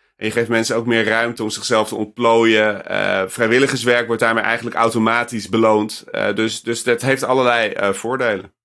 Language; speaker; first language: Dutch; native; Dutch